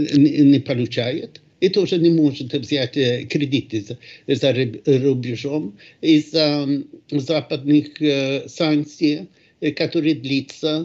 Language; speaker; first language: Russian; non-native, fluent; Swedish